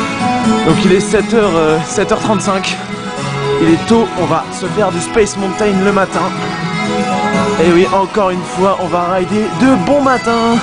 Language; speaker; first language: French; native; French